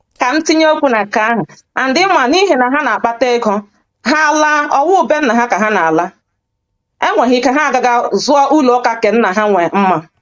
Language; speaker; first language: Igbo; early bilingual, heritage; Igbo